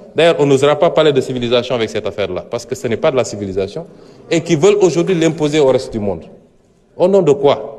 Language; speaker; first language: French; non-native, local second language; Wolof